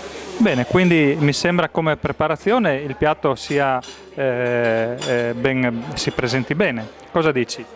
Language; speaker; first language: Italian; native; Italian